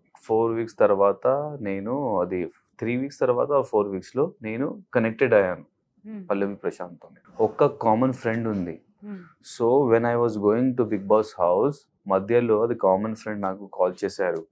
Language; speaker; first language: Telugu; non-native, local second language; Hindi